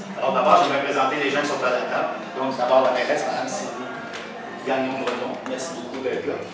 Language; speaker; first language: French; native; French